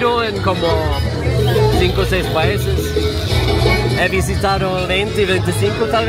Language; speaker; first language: Spanish; non-native, fluent; Swedish